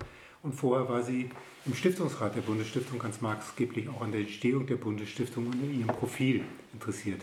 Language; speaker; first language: German; native; German